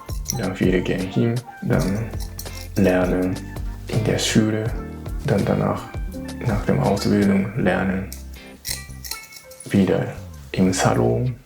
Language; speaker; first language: German; non-native, learner; Japanese